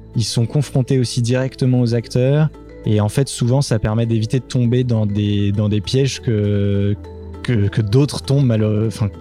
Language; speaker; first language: French; native; French